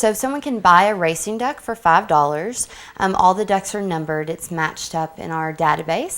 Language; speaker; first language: English; native; English